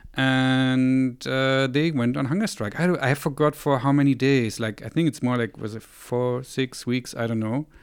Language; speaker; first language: English; non-native, fluent; German